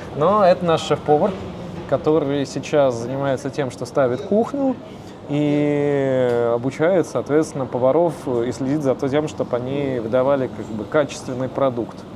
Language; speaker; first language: Russian; native; Russian